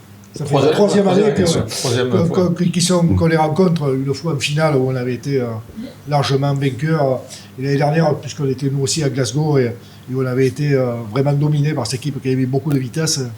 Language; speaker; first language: French; native; French